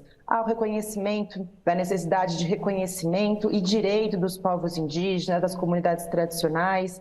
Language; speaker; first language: Portuguese; native; Portuguese